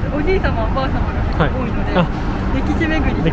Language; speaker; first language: Japanese; native; Japanese